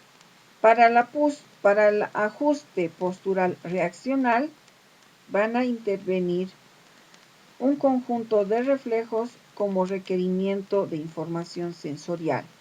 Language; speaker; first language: Spanish; native; Spanish